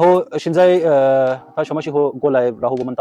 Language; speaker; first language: Chinese; non-native, learner; Urdu